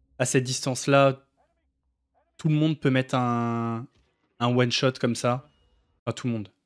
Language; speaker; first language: French; native; French